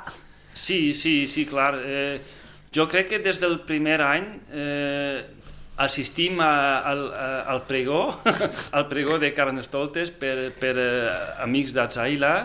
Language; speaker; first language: Catalan; non-native, fluent; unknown